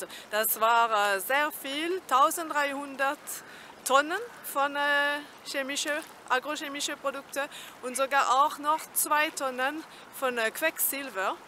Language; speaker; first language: German; non-native, fluent; French